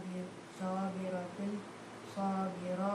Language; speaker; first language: Arabic; non-native, learner; Indonesian